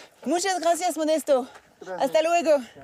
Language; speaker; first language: Spanish; non-native, learner; French